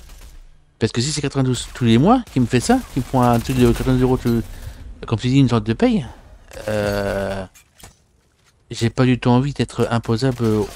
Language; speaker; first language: French; native; French